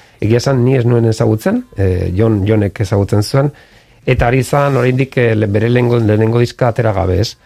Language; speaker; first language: Basque; native; Basque